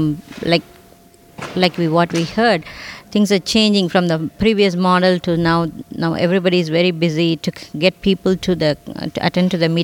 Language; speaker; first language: English; non-native, local second language; Tamil